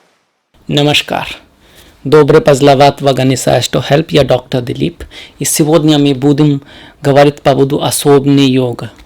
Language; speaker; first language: Russian; non-native, learner; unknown